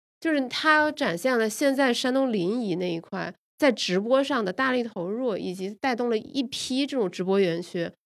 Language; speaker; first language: Chinese; native; Chinese